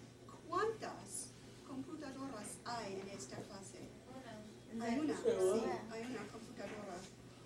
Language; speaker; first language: Spanish; non-native, fluent; English